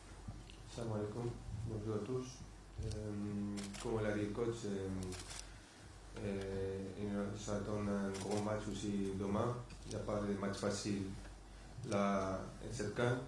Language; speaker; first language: French; non-native, fluent; Spanish